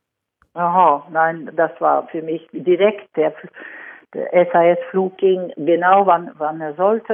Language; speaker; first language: German; non-native, fluent; Swedish